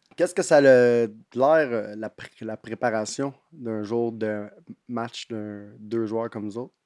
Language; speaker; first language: French; native; French